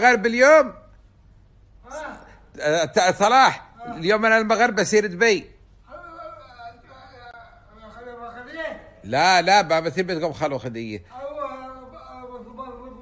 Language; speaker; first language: Arabic; native; Arabic